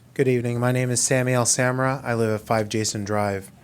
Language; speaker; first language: English; native; English